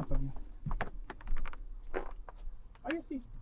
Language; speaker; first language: Spanish; non-native, fluent; German